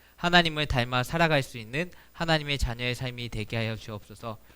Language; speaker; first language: Korean; native; Korean